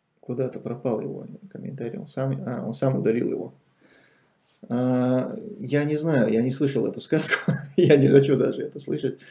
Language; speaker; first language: Russian; non-native, local second language; Chechen